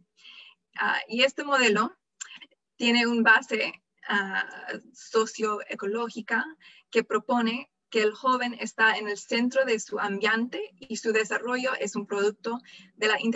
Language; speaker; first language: Spanish; non-native, fluent; English